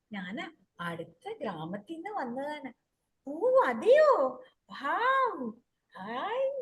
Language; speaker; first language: Malayalam; early bilingual, heritage; Malayalam